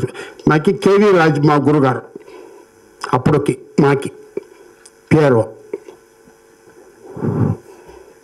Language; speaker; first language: Telugu; non-native, learner; Kannada